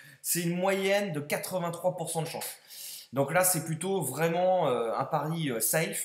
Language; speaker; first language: French; native; French